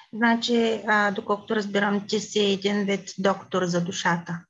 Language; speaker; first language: Bulgarian; native; Bulgarian